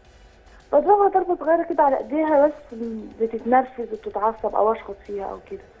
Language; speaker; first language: Arabic; native; Arabic